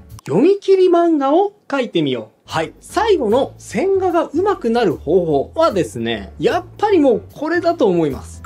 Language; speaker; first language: Japanese; native; Japanese